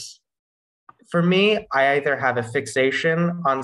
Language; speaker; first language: English; native; English